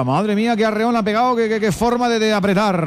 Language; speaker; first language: Spanish; native; Spanish